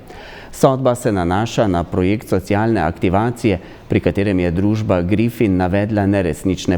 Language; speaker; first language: Slovenian; native; Slovenian